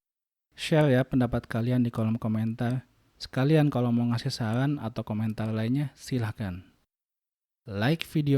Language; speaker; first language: Indonesian; native; Indonesian